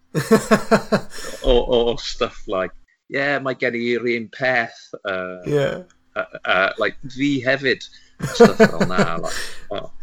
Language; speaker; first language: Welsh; non-native, local second language; English